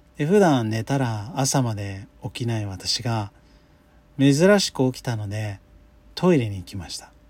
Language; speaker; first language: Japanese; non-native, fluent; English